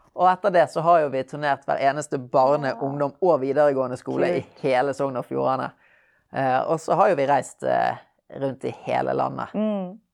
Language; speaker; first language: Norwegian; native; Norwegian